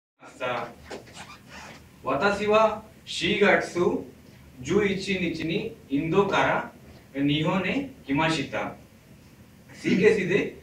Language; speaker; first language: Japanese; non-native, learner; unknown